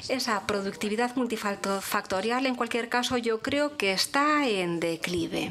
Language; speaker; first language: Spanish; non-native, fluent; English